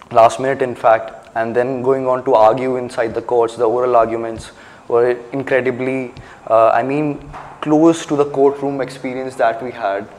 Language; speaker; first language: English; non-native, local second language; Hindi